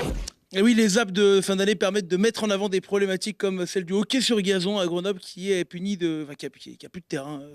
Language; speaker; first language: French; native; French